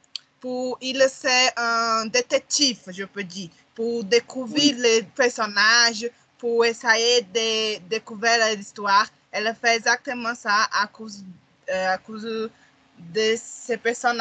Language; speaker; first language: French; non-native, learner; Portuguese